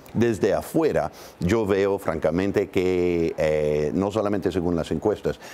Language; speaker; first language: Spanish; non-native, fluent; English